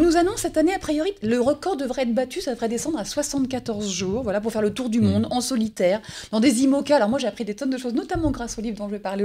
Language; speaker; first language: French; native; French